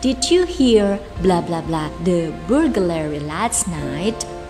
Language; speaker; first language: English; non-native, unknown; Indonesian